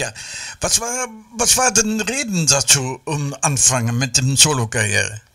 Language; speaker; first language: German; non-native, learner; Dutch